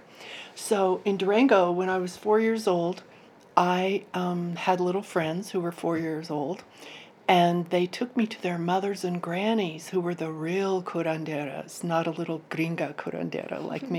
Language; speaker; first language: English; native; English